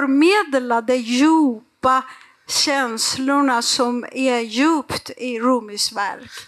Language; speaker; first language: Swedish; non-native, fluent; Persian